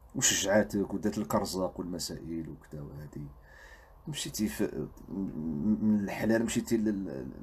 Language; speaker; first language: Arabic; non-native, local second language; Riffian